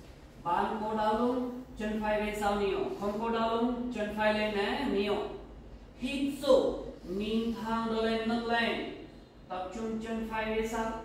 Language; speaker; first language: Vietnamese; non-native, learner; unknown